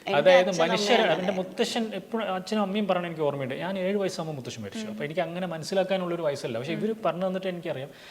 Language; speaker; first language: Malayalam; non-native, local second language; Tulu